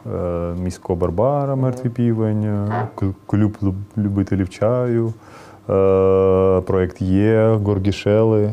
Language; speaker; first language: Ukrainian; non-native, local second language; Russian